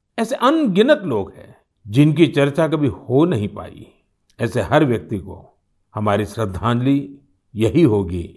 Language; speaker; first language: Hindi; non-native, local second language; Gujarati